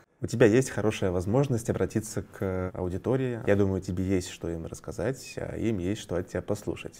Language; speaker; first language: Russian; native; Russian